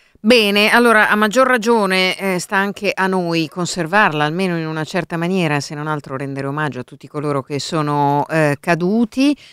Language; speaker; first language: Italian; native; Italian